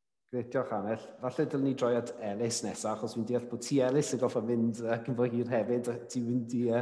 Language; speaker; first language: Welsh; native; Welsh